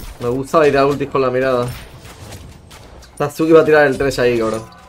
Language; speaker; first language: Spanish; native; Spanish